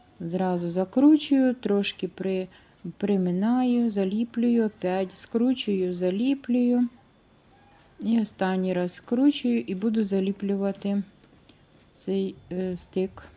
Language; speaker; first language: Ukrainian; native; Ukrainian